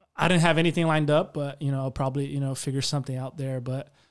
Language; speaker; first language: English; non-native, fluent; Portuguese